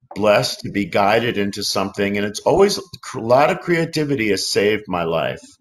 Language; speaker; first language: English; native; English